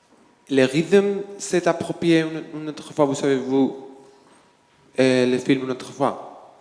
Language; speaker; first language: French; non-native, learner; Spanish